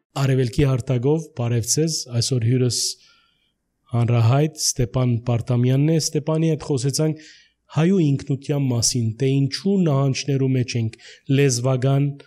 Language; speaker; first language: Armenian; early bilingual, heritage; Armenian